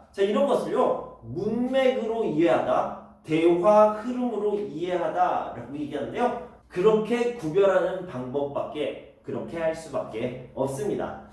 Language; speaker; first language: Korean; native; Korean